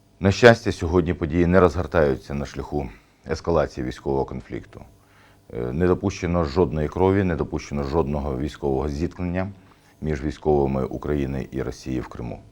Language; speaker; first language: Ukrainian; native; Ukrainian